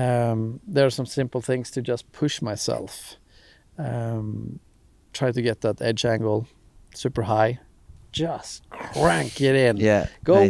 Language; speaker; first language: English; non-native, fluent; Swedish